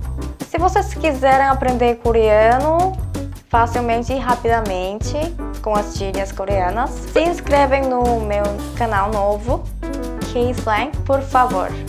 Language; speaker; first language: Portuguese; non-native, fluent; Korean